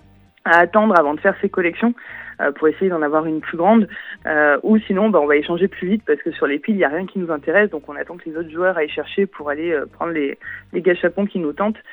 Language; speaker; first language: French; native; French